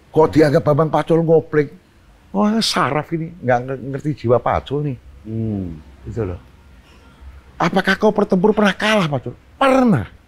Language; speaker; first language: Indonesian; non-native, local second language; Javanese